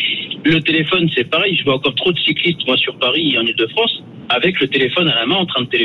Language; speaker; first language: French; native; French